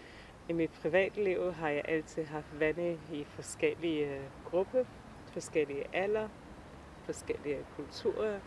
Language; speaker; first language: Danish; non-native, fluent; English